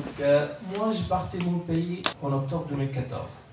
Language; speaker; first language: French; non-native, learner; Arabic